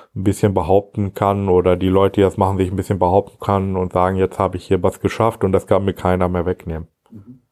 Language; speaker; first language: German; native; German